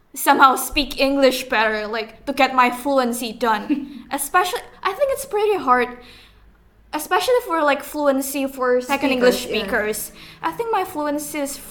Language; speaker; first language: English; non-native, fluent; Indonesian